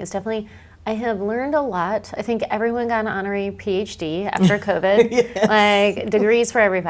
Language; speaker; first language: English; native; English